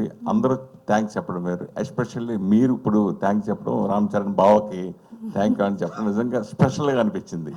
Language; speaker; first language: Telugu; native; Telugu